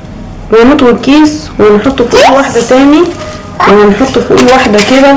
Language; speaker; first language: Arabic; native; Arabic